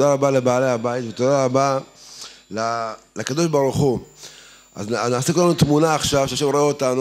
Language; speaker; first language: Hebrew; native; Hebrew